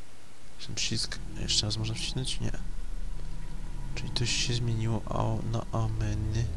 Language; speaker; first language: Polish; native; Polish